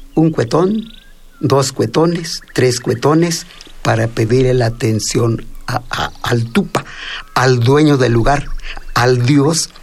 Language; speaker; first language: Spanish; non-native, local second language; Mixtepec Mixtec